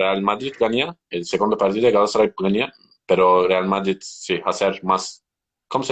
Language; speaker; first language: Spanish; non-native, learner; Turkish